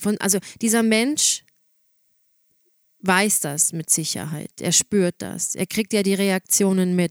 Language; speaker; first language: German; native; German